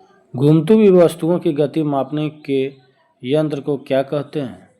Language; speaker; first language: Hindi; native; Hindi